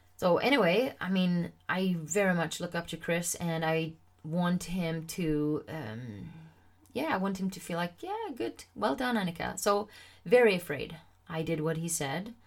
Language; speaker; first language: English; non-native, fluent; Swedish